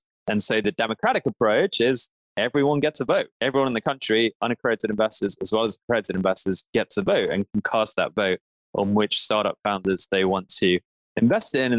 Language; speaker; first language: English; native; English